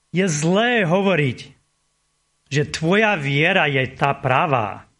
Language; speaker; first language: Slovak; non-native, fluent; English